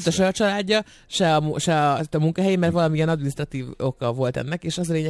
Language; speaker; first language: Hungarian; native; Hungarian